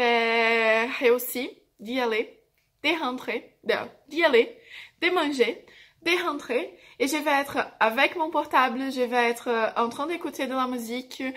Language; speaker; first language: French; non-native, fluent; Portuguese